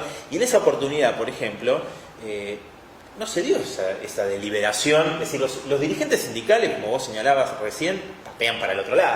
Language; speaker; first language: Spanish; native; Spanish